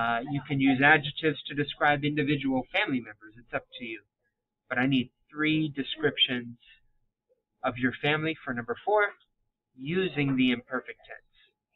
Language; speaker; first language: English; native; English